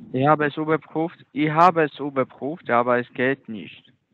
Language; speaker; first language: German; non-native, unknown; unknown